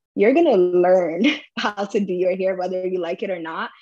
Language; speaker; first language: English; early bilingual, heritage; English